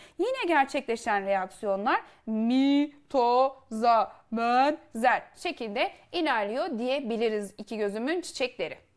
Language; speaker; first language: Turkish; native; Turkish